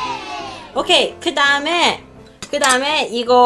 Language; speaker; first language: Korean; non-native, learner; Cantonese